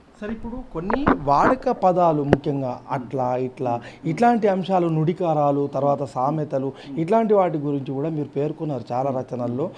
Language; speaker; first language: Telugu; native; Telugu